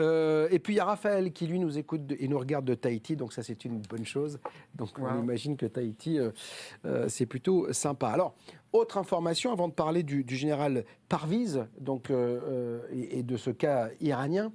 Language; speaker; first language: French; native; French